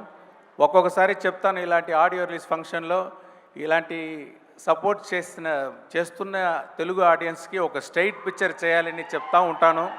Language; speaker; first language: Telugu; non-native, local second language; Tamil